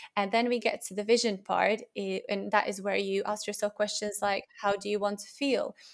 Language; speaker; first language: English; non-native, fluent; Latvian